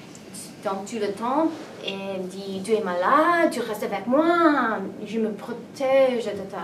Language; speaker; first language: French; non-native, learner; English